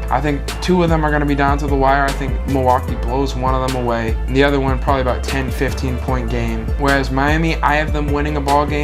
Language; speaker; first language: English; native; English